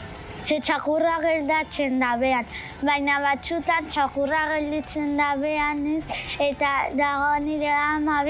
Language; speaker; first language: Basque; non-native, local second language; Spanish